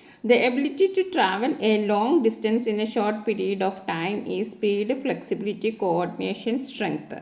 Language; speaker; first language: English; non-native, local second language; Malayalam